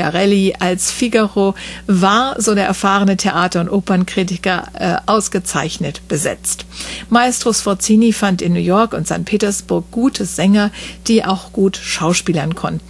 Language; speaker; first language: German; native; German